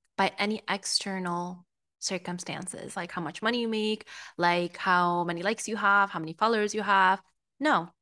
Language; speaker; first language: English; early bilingual, other home language; Spanish